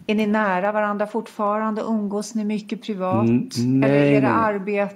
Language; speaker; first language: Swedish; native; Swedish